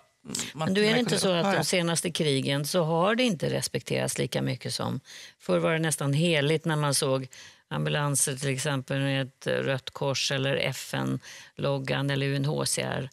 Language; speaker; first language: Swedish; native; Swedish